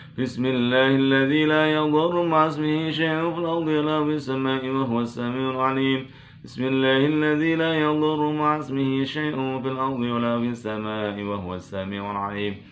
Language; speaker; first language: Arabic; non-native, fluent; Indonesian